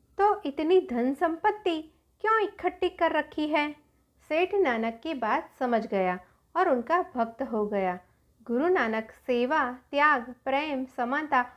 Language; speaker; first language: Hindi; non-native, local second language; Gujarati